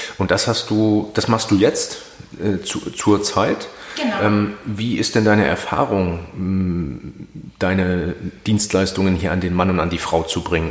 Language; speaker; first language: German; native; German